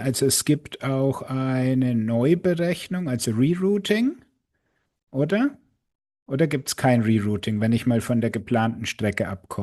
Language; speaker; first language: German; native; German